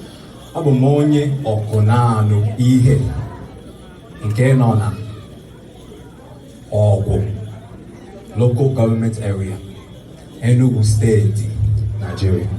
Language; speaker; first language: Igbo; early bilingual, heritage; Igbo